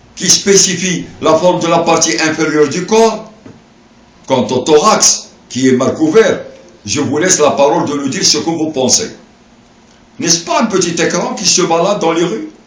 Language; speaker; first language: French; non-native, local second language; Arabic